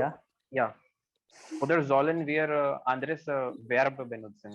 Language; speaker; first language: German; non-native, learner; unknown